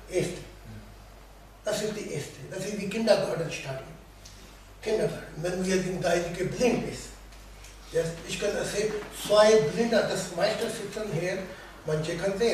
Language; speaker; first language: German; non-native, learner; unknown